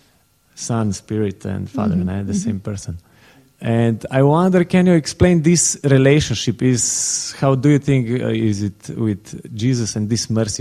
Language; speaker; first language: English; non-native, fluent; Slovenian